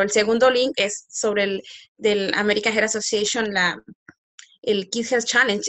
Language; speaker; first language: Spanish; native; Spanish